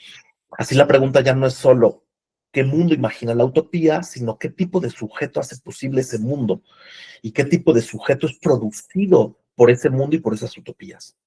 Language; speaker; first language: Spanish; native; Spanish